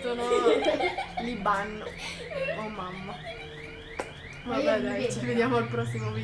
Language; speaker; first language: Italian; native; Italian